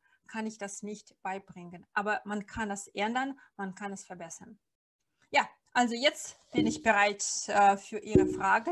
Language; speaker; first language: German; non-native, fluent; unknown